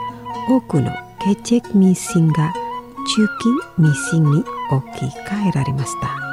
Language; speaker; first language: Japanese; non-native, learner; Indonesian